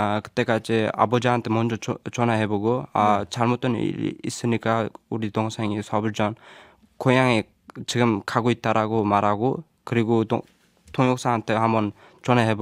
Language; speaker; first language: Korean; non-native, learner; Uzbek